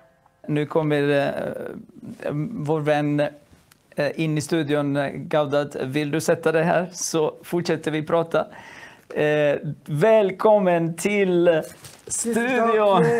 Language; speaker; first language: Swedish; non-native, fluent; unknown